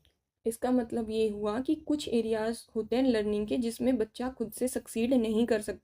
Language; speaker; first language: Hindi; native; Hindi